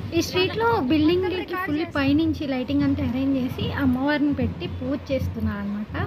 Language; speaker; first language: Telugu; native; Telugu